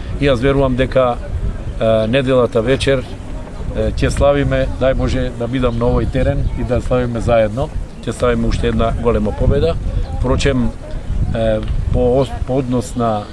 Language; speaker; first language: Macedonian; non-native, local second language; Turkish